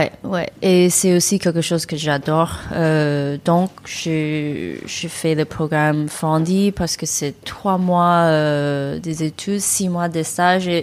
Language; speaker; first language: French; non-native, fluent; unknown